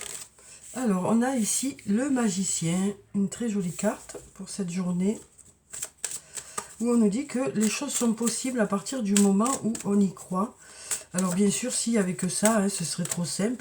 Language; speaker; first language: French; native; French